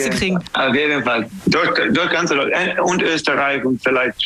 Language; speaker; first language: German; non-native, fluent; English